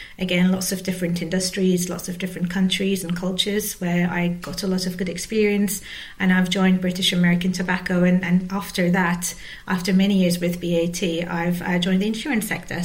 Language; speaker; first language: English; non-native, fluent; Turkish